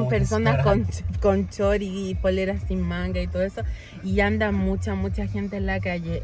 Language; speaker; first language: Spanish; native; Spanish